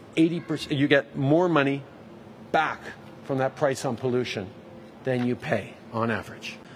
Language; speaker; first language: English; early bilingual, other home language; French